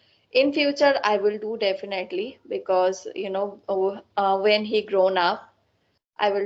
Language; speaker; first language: English; non-native, learner; Assamese